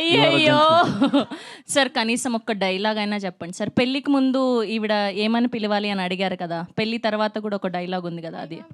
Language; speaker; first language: Telugu; native; Telugu